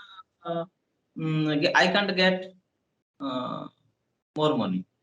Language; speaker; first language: English; non-native, learner; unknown